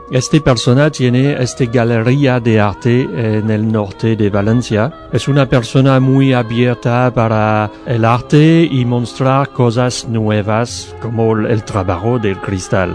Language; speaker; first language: Spanish; non-native, learner; French